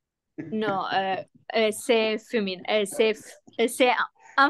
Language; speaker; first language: French; non-native, learner; Arabic